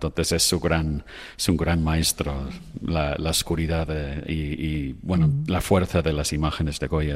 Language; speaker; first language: Spanish; non-native, fluent; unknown